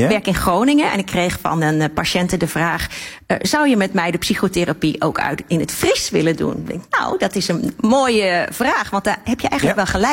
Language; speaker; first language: Dutch; native; Dutch